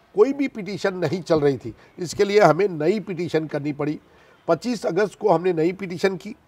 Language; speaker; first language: Hindi; non-native, local second language; Gujarati